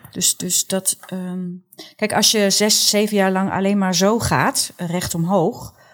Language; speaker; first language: Dutch; native; Dutch